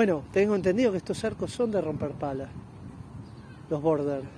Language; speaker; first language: Spanish; native; Spanish